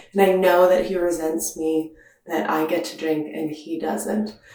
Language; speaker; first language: English; non-native, fluent; French